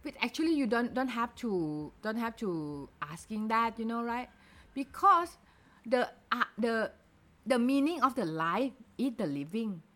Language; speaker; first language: English; non-native, learner; Thai